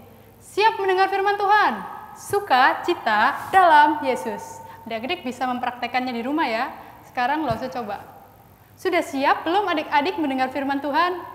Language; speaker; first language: Indonesian; native; Indonesian